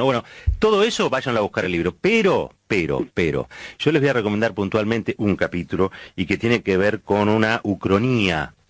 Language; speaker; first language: Spanish; native; Spanish